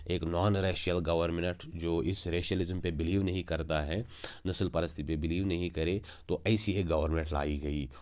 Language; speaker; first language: Hindi; non-native, local second language; Kashmiri